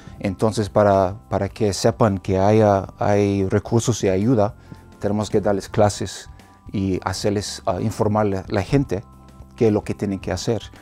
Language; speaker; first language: Spanish; non-native, fluent; English